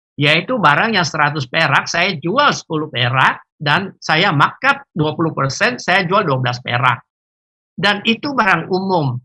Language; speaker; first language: Indonesian; native; Indonesian